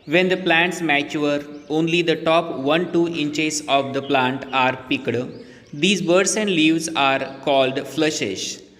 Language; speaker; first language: English; non-native, local second language; Marathi